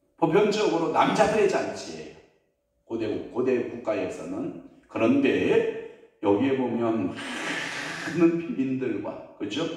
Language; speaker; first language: Korean; native; Korean